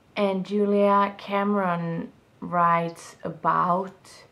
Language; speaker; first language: English; non-native, fluent; Swedish